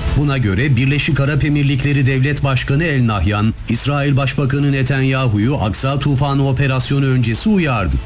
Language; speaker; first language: Turkish; native; Turkish